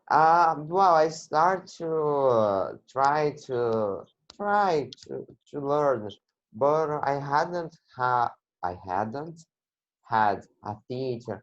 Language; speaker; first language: English; non-native, learner; Portuguese